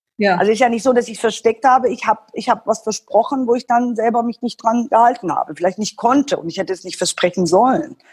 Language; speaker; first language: German; non-native, fluent; Persian